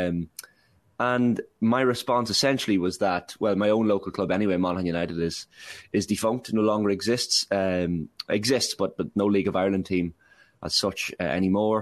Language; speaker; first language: English; native; English